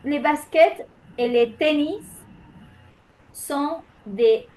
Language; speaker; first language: French; non-native, fluent; Spanish